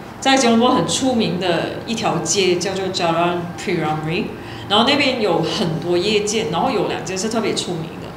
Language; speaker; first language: Chinese; native; Chinese